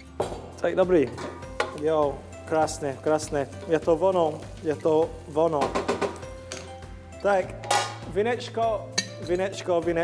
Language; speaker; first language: Czech; non-native, learner; English